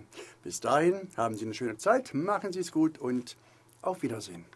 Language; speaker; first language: German; native; German